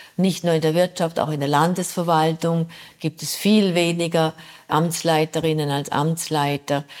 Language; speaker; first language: German; native; German